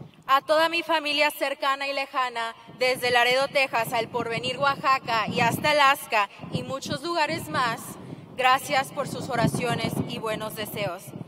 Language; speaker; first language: Spanish; early bilingual, heritage; Spanish